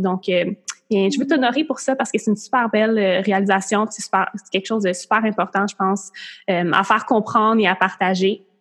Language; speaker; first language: French; native; French